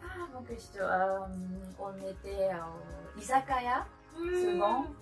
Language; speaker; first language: French; non-native, learner; Japanese